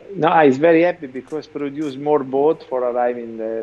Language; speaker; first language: English; non-native, learner; Italian